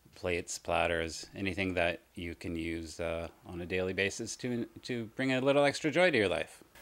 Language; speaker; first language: English; native; English